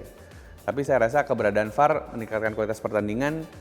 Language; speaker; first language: Indonesian; native; Indonesian